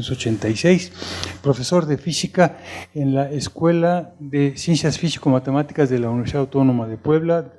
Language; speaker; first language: Spanish; native; Spanish